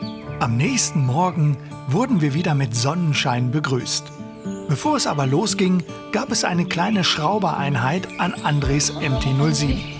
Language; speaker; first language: German; native; German